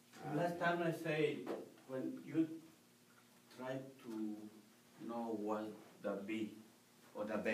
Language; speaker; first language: English; non-native, learner; Spanish